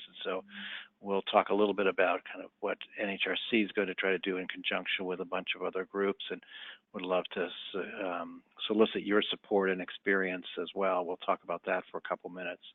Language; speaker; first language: English; native; English